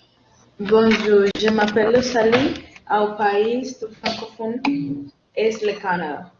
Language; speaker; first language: French; non-native, learner; Spanish